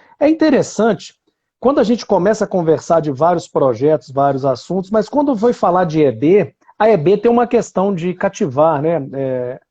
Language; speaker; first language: Portuguese; native; Portuguese